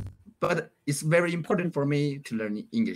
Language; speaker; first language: English; non-native, learner; Chinese